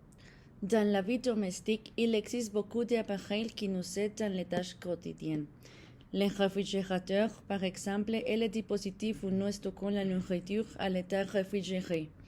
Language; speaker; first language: French; non-native, fluent; Spanish